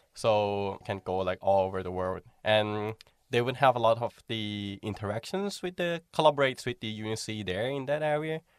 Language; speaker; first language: English; non-native, fluent; Thai